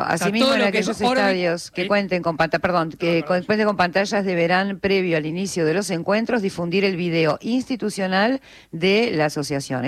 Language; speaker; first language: Spanish; native; Spanish